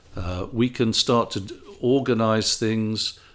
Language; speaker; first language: English; native; English